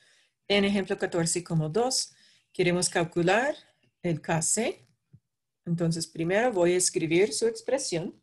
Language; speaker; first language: Spanish; non-native, fluent; English